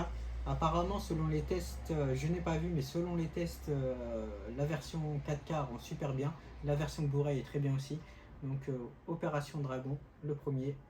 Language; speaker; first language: French; native; French